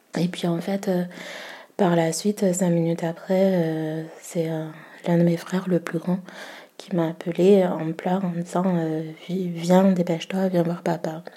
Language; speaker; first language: French; early bilingual, other home language; Malagasy